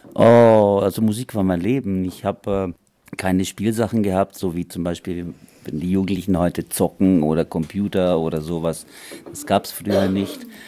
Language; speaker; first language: German; non-native, fluent; Romanian